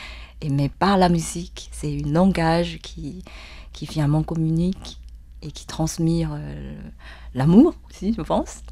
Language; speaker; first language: French; non-native, fluent; Chinese